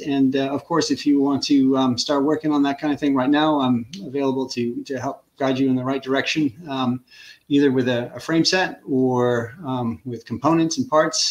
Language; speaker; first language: English; native; English